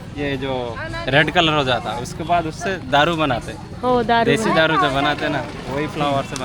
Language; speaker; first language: Hindi; non-native, local second language; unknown